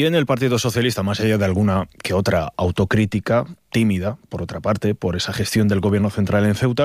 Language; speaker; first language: Spanish; native; Spanish